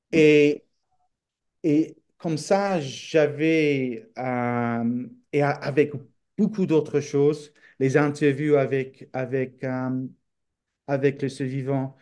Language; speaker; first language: French; non-native, fluent; English